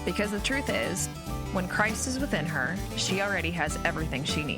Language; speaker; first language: English; native; English